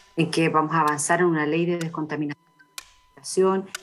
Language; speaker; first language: Spanish; native; Spanish